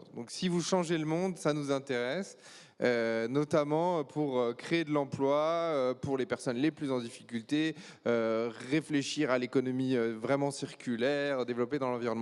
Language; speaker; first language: French; native; French